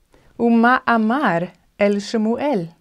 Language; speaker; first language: Hebrew; non-native, fluent; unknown